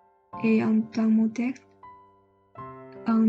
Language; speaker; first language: French; non-native, learner; Chinese